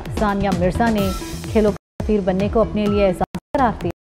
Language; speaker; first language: Urdu; native; Urdu